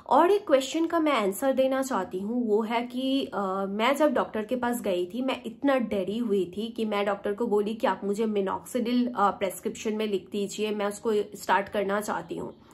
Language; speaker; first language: Hindi; native; Hindi